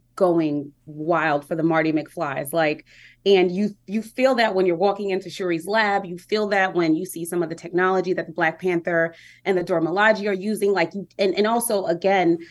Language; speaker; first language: English; native; English